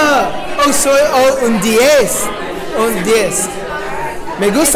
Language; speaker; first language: Spanish; non-native, learner; English